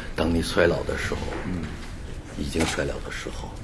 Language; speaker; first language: Chinese; native; Chinese